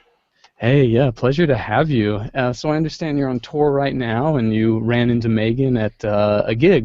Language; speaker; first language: English; native; English